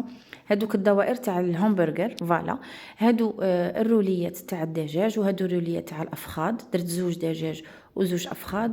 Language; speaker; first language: Arabic; native; Arabic